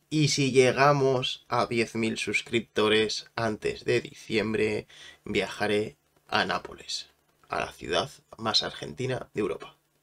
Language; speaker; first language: Spanish; native; Spanish